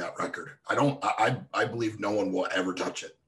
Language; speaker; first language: English; native; English